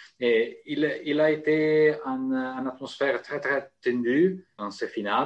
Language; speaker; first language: French; non-native, fluent; Italian